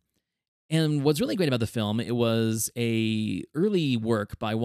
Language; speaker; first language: English; native; English